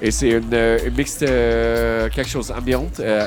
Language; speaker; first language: French; non-native, learner; English